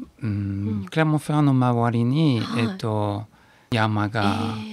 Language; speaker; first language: Japanese; non-native, learner; French